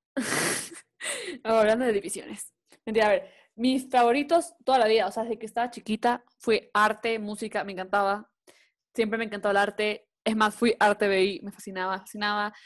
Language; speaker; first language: Spanish; native; Spanish